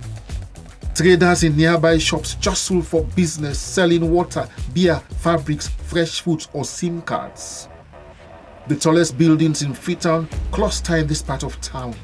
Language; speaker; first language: English; non-native, local second language; Krio